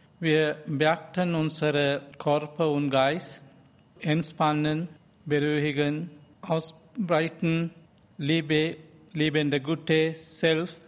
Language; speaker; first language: German; non-native, learner; Sinhala